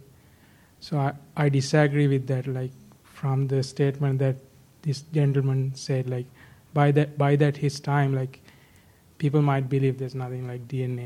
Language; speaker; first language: English; non-native, local second language; Sinhala